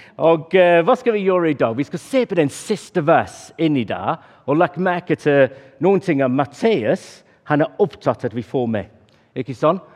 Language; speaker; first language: Norwegian; non-native, fluent; English